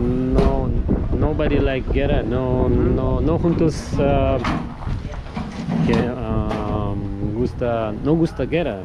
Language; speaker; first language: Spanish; non-native, learner; Polish